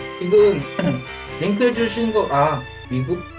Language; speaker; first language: Korean; native; Korean